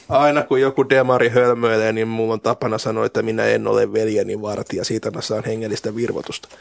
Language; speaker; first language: Finnish; native; Finnish